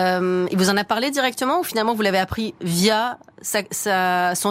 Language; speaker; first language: French; native; French